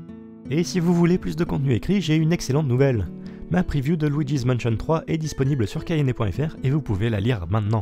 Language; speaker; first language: French; native; French